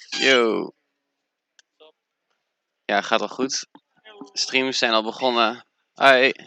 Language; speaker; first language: Dutch; native; Dutch